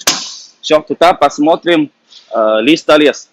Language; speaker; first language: Russian; non-native, fluent; Chinese